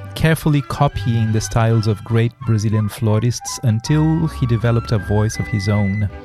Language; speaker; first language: English; non-native, fluent; Portuguese